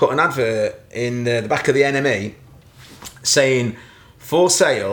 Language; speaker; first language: English; native; English